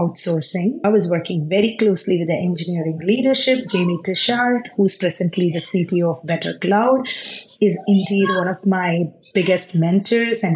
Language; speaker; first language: English; non-native, local second language; Tamil